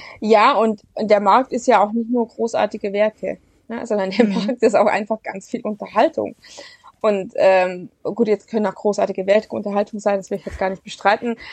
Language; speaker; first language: German; native; German